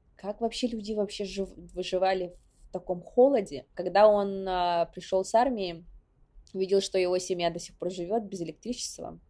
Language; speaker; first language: Russian; non-native, local second language; Yakut